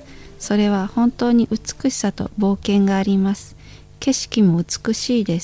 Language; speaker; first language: Japanese; non-native, fluent; Indonesian